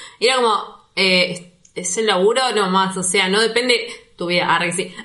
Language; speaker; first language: Spanish; native; Spanish